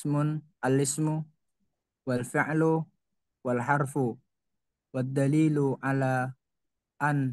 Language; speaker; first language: Arabic; non-native, learner; Indonesian